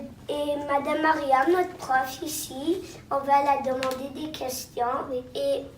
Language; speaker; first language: French; non-native, local second language; English